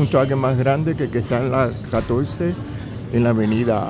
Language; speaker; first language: Spanish; early bilingual, heritage; Spanish